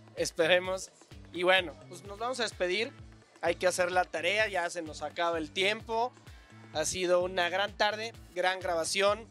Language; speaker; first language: Spanish; native; Spanish